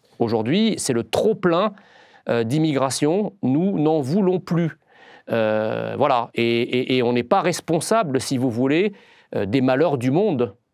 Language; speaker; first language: French; early bilingual, other home language; Arabic